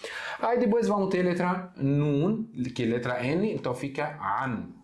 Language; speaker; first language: Portuguese; non-native, fluent; Arabic